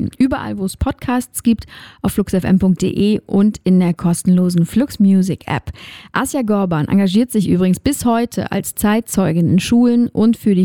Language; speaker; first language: German; native; German